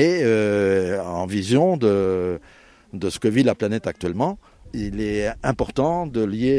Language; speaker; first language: French; native; French